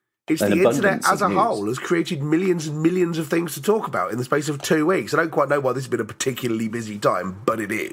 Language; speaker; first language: English; native; English